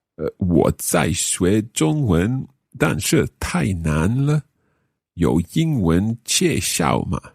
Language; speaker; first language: Chinese; non-native, learner; English